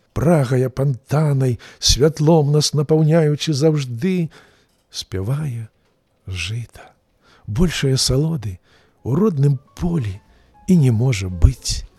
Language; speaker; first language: Belarusian; native; Belarusian